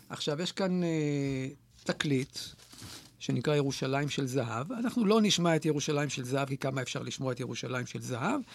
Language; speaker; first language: Hebrew; native; Hebrew